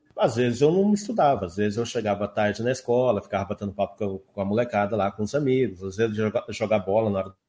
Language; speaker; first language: Portuguese; native; Portuguese